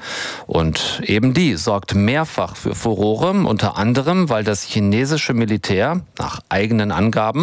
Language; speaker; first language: German; native; German